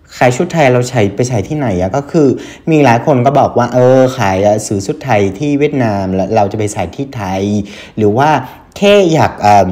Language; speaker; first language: Thai; non-native, fluent; Vietnamese